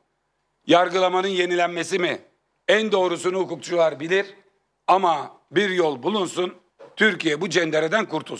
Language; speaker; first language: Turkish; native; Turkish